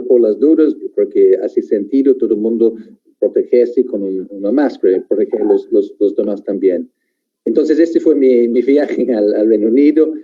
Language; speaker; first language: Spanish; non-native, fluent; English